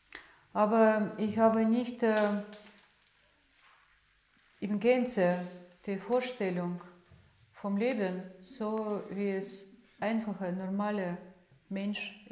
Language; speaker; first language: German; non-native, fluent; Russian